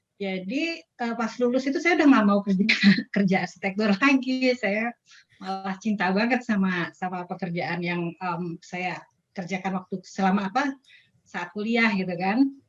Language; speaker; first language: Indonesian; native; Indonesian